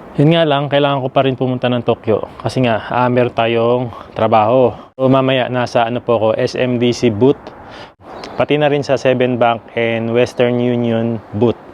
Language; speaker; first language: Filipino; native; Filipino